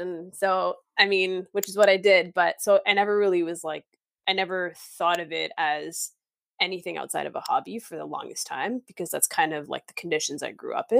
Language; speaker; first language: English; native; English